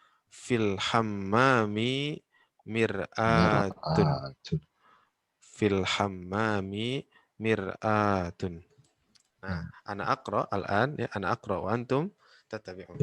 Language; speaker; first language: Arabic; non-native, fluent; Indonesian